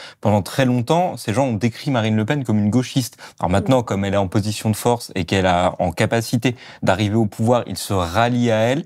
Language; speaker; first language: French; native; French